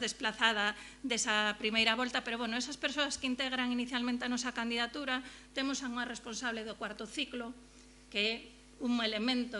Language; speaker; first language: Galician; native; Galician